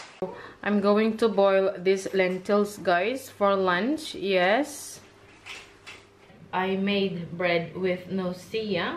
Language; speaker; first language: English; non-native, local second language; Filipino